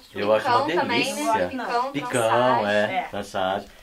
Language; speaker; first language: Portuguese; native; Portuguese